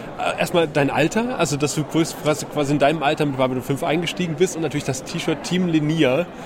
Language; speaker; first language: German; native; German